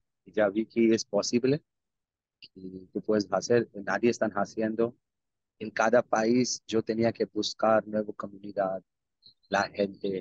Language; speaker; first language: Spanish; non-native, learner; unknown